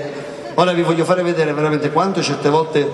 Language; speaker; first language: Italian; native; Italian